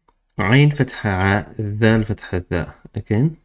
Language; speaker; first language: Arabic; non-native, fluent; English